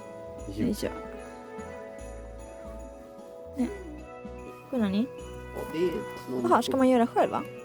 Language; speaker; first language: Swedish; non-native, learner; Japanese